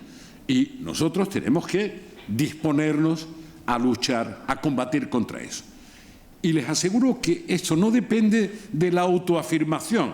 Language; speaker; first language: Spanish; native; Spanish